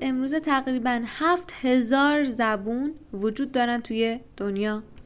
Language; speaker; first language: Persian; native; Persian